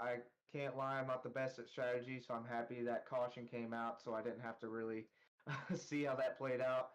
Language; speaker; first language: English; native; English